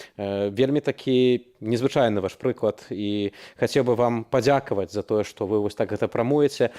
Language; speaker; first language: Belarusian; native; Belarusian